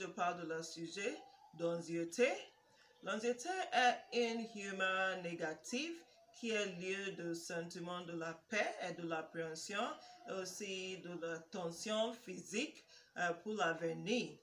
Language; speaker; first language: French; non-native, learner; English